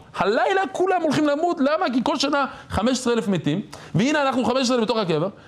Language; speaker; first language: Hebrew; non-native, fluent; English